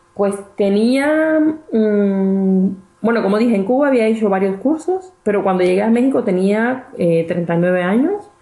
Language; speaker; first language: Spanish; native; Spanish